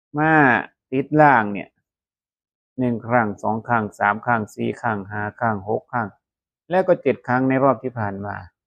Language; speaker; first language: Thai; native; Thai